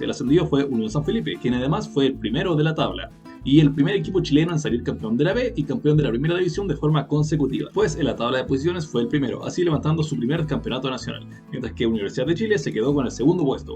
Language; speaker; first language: Spanish; native; Spanish